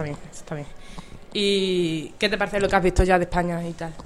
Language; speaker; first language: Spanish; native; Spanish